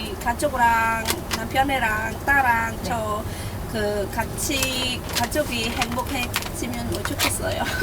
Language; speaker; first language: Korean; non-native, learner; Khmer